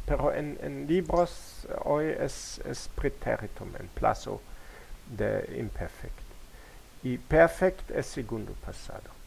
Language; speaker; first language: Spanish; non-native, learner; German